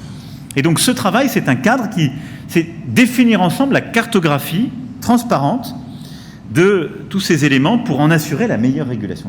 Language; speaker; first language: French; native; French